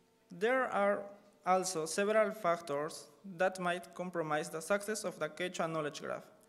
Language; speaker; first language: English; non-native, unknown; Spanish